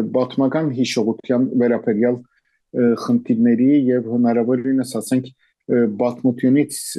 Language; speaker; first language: Armenian; early bilingual, heritage; Armenian